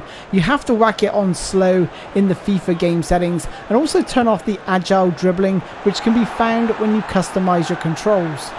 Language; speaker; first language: English; native; English